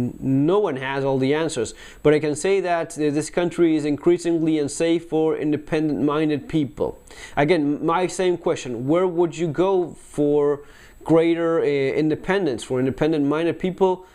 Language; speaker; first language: English; non-native, fluent; Spanish